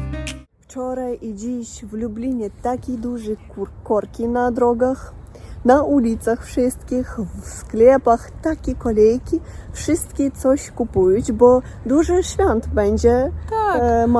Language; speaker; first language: Polish; non-native, learner; Russian